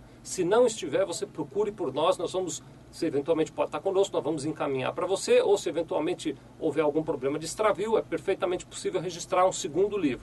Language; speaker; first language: Portuguese; native; Portuguese